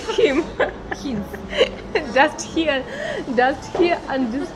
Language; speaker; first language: English; non-native, learner; Russian